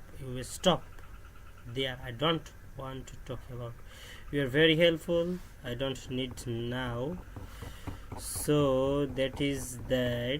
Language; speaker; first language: English; non-native, learner; Bangla